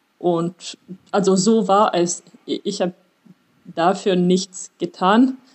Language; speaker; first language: German; non-native, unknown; French